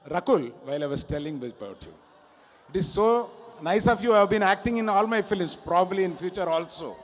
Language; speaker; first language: English; non-native, local second language; Telugu